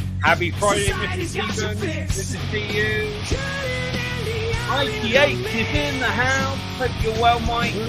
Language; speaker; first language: English; native; English